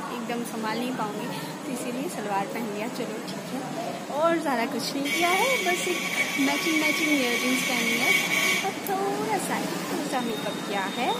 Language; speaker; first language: Hindi; non-native, local second language; Bangla